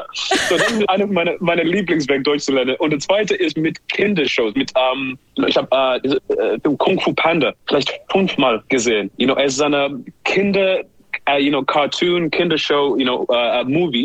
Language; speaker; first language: German; non-native, learner; English